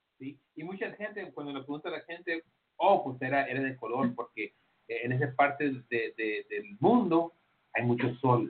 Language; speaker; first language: Spanish; early bilingual, heritage; Spanish